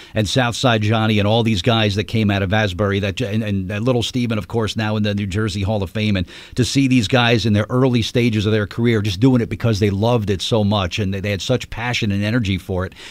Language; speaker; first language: English; native; English